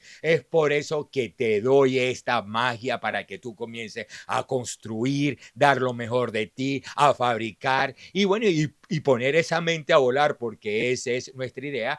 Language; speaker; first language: Spanish; native; Spanish